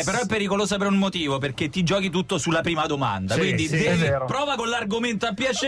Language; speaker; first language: Italian; native; Italian